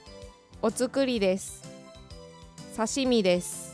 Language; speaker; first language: Japanese; non-native, learner; English